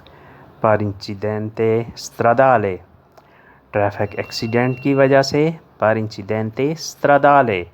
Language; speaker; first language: Italian; non-native, learner; Urdu